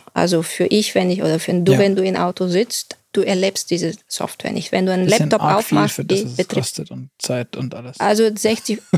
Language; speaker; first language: German; non-native, fluent; Bulgarian